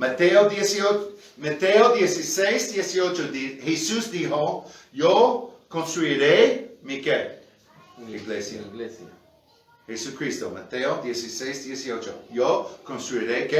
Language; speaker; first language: Spanish; non-native, fluent; English